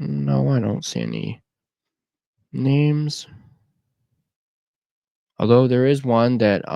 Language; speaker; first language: English; native; English